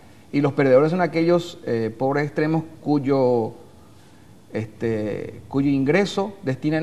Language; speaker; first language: Spanish; native; Spanish